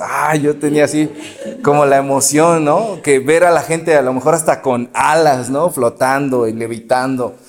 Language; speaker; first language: Spanish; native; Spanish